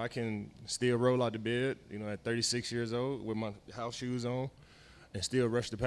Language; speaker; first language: English; native; English